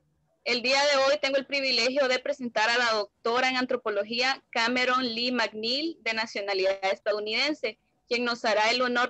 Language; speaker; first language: Spanish; native; Spanish